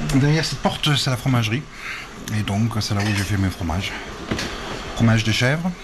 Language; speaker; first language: French; native; French